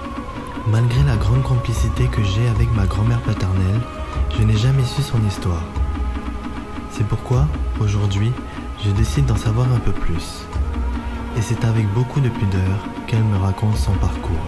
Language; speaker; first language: French; native; French